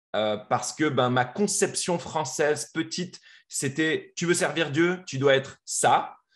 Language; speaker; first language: French; native; French